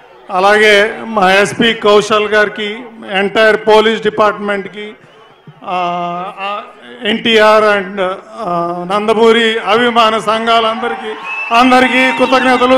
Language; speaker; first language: Telugu; native; Telugu